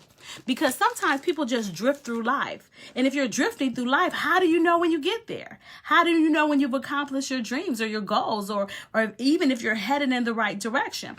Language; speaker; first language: English; native; English